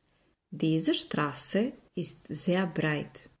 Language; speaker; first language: German; non-native, fluent; Serbian